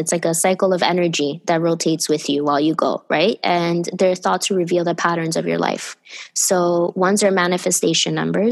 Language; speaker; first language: English; native; English